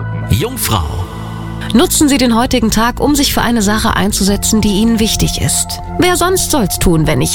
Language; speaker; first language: German; native; German